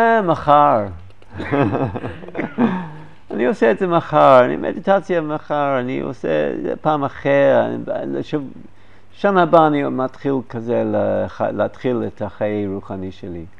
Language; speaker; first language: Hebrew; non-native, fluent; English